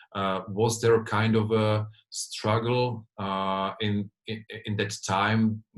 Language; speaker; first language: English; non-native, fluent; Czech